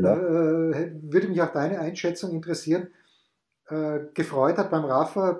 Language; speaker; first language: German; native; German